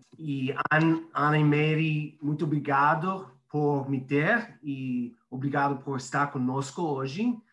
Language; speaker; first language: Portuguese; non-native, fluent; English